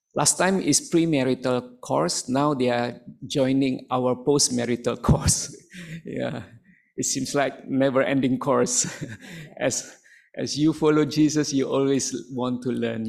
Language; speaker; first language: English; non-native, local second language; Malay